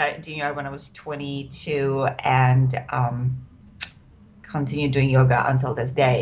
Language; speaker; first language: English; non-native, fluent; Czech